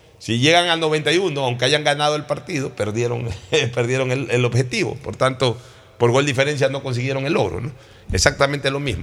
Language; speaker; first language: Spanish; native; Spanish